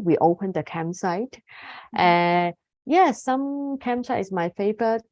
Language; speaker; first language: English; non-native, fluent; Cantonese